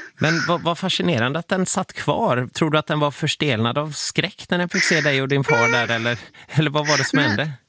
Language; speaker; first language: Swedish; native; Swedish